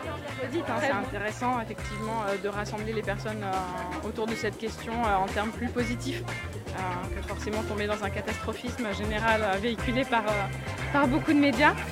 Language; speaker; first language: French; native; French